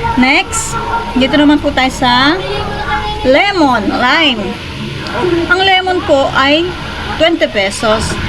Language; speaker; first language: Filipino; non-native, local second language; Bikol